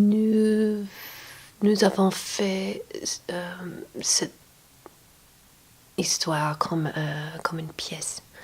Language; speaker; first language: French; non-native, learner; English